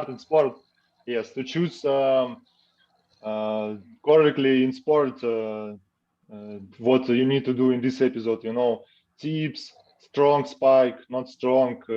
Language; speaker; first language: English; non-native, learner; Russian